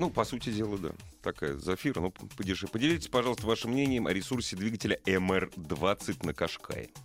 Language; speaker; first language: Russian; native; Russian